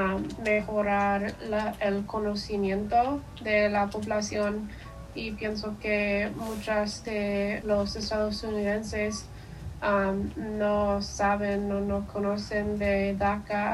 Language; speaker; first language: Spanish; non-native, learner; English